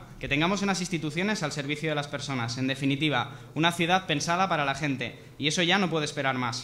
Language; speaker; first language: Spanish; native; Spanish